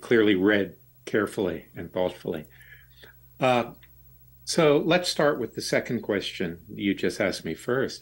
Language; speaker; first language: English; native; English